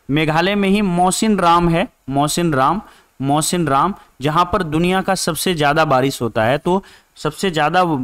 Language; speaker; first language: Hindi; native; Hindi